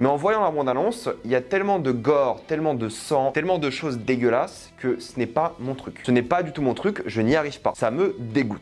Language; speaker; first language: French; native; French